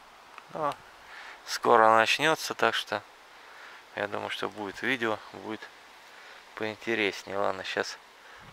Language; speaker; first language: Russian; native; Russian